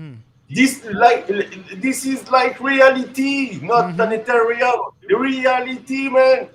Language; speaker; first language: English; non-native, learner; French